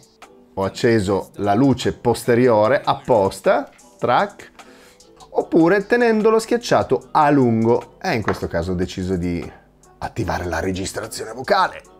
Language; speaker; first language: Italian; native; Italian